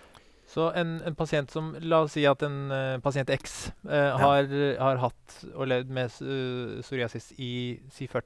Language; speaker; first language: Norwegian; native; Norwegian